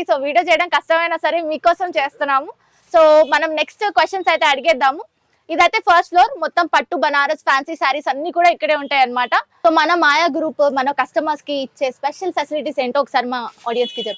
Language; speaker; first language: Telugu; native; Telugu